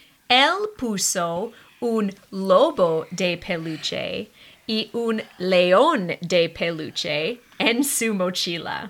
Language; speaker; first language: Spanish; non-native, fluent; English